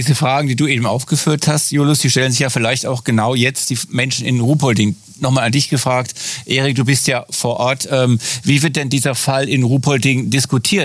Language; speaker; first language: German; native; German